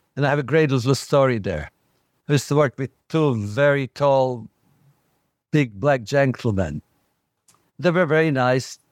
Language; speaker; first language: English; non-native, fluent; Slovak